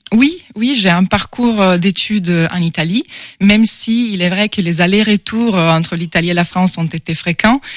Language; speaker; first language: French; non-native, fluent; Italian